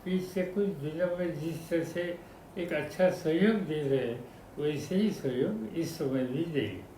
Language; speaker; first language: Hindi; non-native, local second language; Marathi